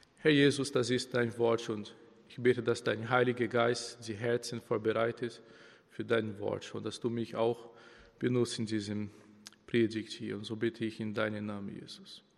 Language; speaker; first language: German; non-native, fluent; Portuguese